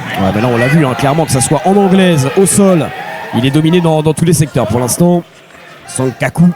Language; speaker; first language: French; native; French